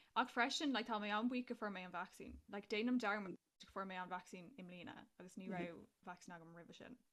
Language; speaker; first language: Irish; native; Irish